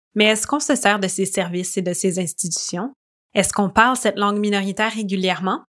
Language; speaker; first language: French; native; French